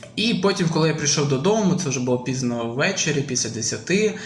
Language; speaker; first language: Ukrainian; non-native, local second language; Russian